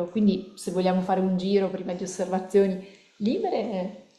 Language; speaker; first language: Italian; native; Italian